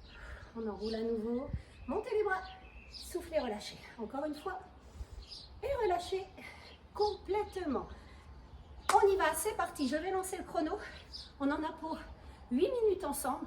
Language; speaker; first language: French; native; French